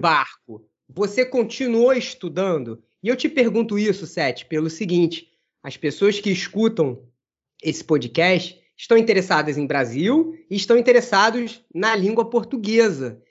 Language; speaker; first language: Portuguese; native; Portuguese